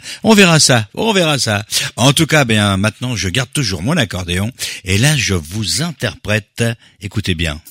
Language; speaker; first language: French; native; French